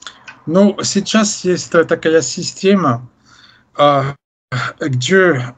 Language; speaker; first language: Russian; non-native, fluent; French